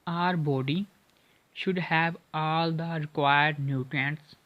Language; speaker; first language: English; non-native, local second language; Punjabi